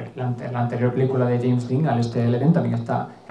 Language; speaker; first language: Spanish; native; Spanish